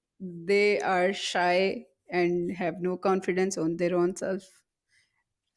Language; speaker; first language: English; non-native, learner; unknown